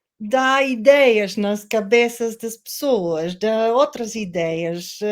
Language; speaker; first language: Portuguese; non-native, learner; Dutch